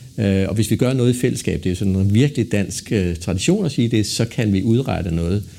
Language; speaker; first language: Danish; native; Danish